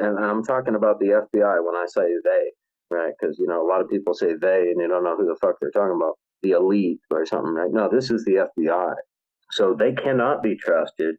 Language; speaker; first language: English; native; English